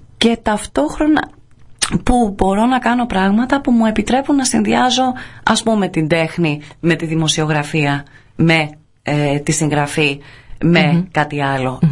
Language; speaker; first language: Greek; early bilingual, other home language; English